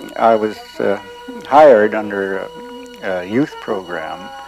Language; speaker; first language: English; native; English